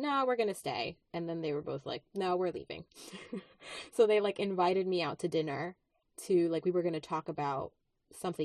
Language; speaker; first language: English; native; English